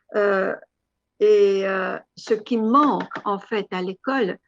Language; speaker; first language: French; non-native, fluent; Romanian